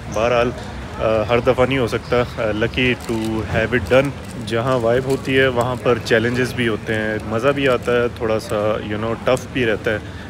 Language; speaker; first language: Urdu; non-native, local second language; Punjabi